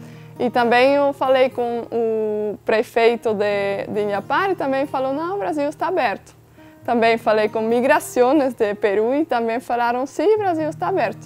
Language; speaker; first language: Portuguese; non-native, fluent; Dutch